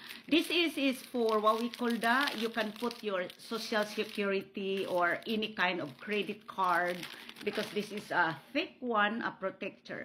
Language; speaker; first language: English; non-native, local second language; Filipino